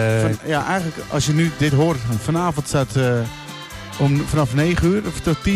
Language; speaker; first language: Dutch; native; Dutch